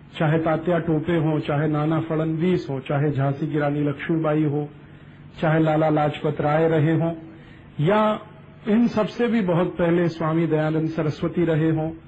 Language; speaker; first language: Hindi; native; Hindi